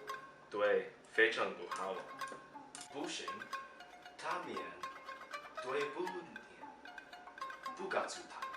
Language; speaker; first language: Chinese; non-native, learner; English